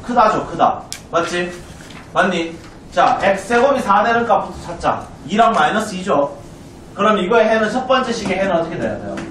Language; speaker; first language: Korean; native; Korean